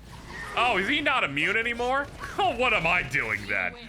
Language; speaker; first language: English; native; English